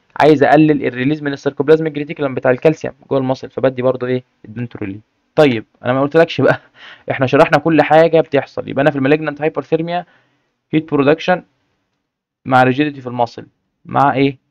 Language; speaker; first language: Arabic; native; Arabic